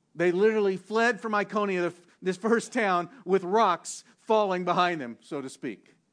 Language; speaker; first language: English; native; English